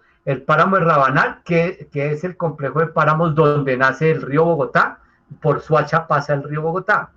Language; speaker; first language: Spanish; native; Spanish